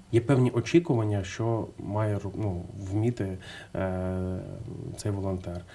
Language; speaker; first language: Ukrainian; native; Ukrainian